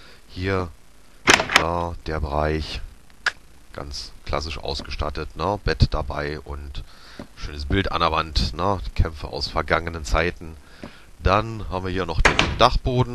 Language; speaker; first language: German; native; German